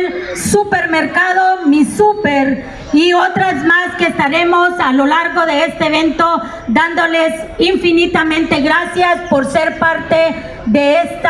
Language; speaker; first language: Spanish; native; Spanish